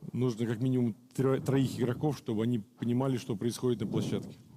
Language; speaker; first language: Russian; native; Russian